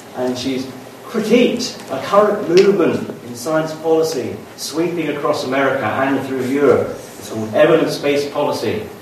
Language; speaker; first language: English; native; English